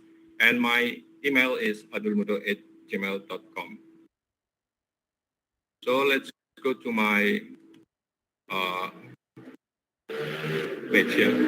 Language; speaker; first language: English; non-native, learner; Indonesian